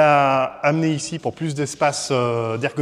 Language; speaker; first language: French; native; French